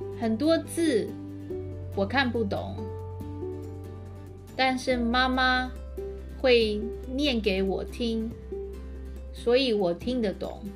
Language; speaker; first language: Chinese; early bilingual, heritage; Chinese